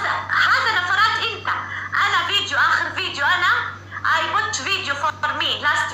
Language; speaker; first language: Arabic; non-native, learner; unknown